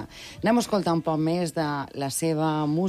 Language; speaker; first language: Catalan; native; Catalan